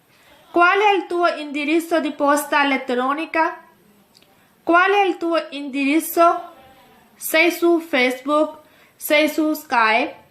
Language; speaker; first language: Italian; non-native, fluent; Urdu